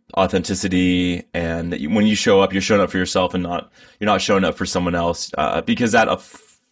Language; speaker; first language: English; native; English